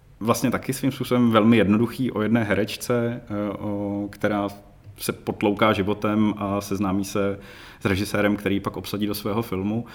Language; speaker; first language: Czech; native; Czech